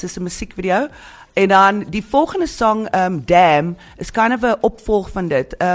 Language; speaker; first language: Afrikaans; early bilingual, heritage; Afrikaans